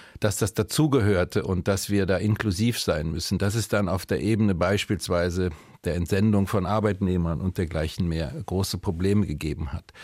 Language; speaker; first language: German; native; German